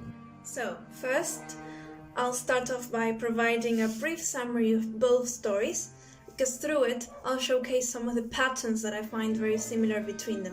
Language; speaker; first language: English; non-native, fluent; Spanish